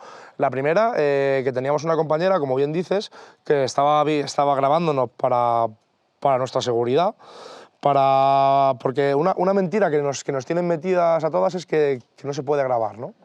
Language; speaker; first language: Spanish; native; Spanish